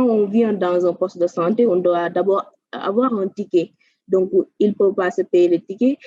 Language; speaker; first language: French; non-native, local second language; Wolof